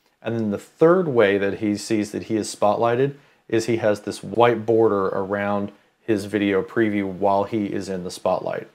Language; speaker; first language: English; native; English